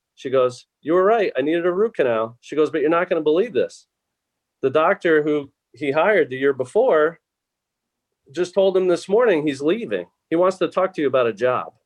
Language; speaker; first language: English; native; English